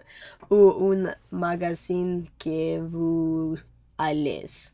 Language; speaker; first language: French; non-native, learner; English